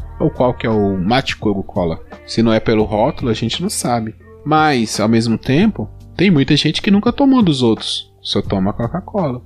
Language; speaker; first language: Portuguese; native; Portuguese